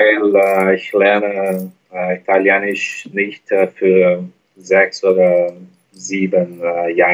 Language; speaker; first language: German; non-native, learner; Portuguese